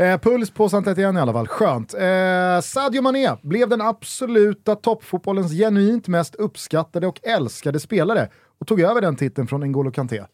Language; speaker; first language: Swedish; native; Swedish